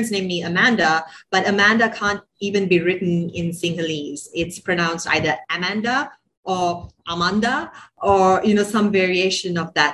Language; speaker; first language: English; non-native, local second language; Sinhala